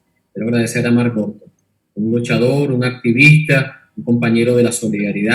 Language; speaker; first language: Spanish; native; Spanish